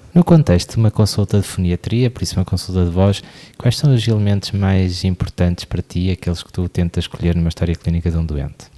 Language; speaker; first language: Portuguese; native; Portuguese